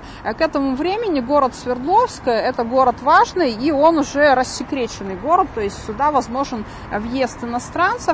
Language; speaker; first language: Russian; native; Russian